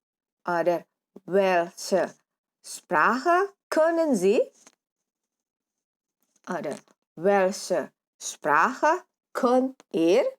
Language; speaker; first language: German; non-native, fluent; Indonesian